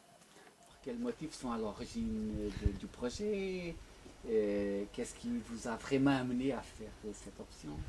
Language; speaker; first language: French; non-native, fluent; Portuguese